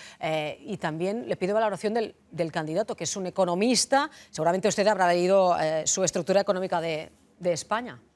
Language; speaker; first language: Spanish; non-native, local second language; Catalan